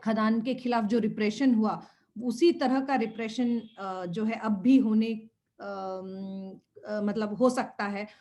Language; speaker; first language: Hindi; non-native, local second language; Bangla